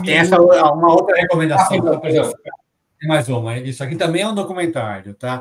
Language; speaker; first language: Portuguese; native; Portuguese